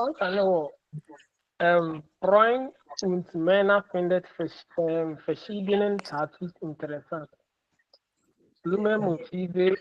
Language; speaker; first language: German; non-native, learner; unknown